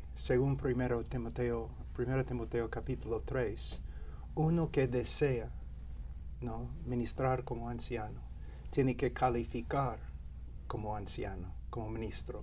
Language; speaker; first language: Spanish; non-native, fluent; English